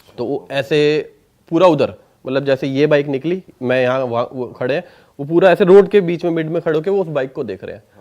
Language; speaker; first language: Hindi; non-native, local second language; Punjabi